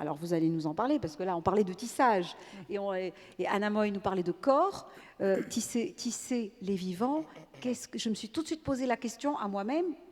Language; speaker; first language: French; non-native, local second language; Arabic